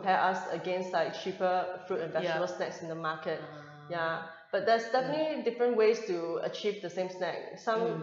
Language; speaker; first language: English; non-native, local second language; Cantonese